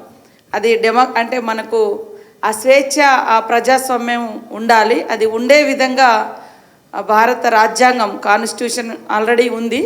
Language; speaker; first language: Telugu; native; Telugu